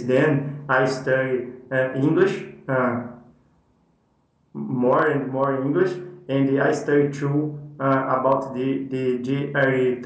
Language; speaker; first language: English; non-native, learner; Portuguese